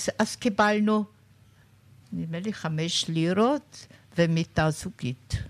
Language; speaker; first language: Hebrew; non-native, fluent; German